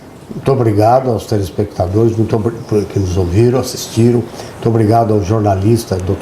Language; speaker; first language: Portuguese; native; Portuguese